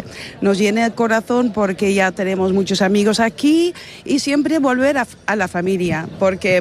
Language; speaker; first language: Spanish; non-native, fluent; Dutch